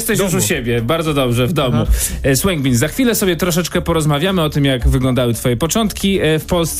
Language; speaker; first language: Polish; native; Polish